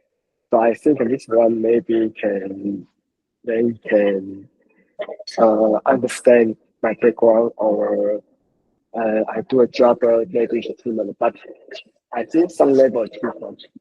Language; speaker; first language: English; non-native, learner; Chinese